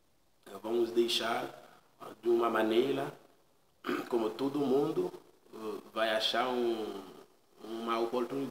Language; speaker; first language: Portuguese; non-native, learner; Haitian Creole